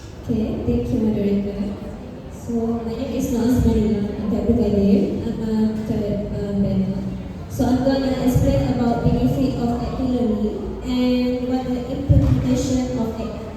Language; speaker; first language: English; non-native, learner; Malay